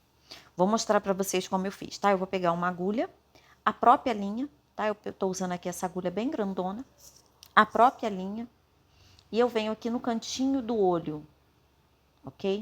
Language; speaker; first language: Portuguese; native; Portuguese